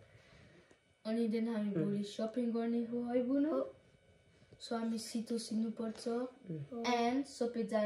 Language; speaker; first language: Nepali; early bilingual, heritage; Nepali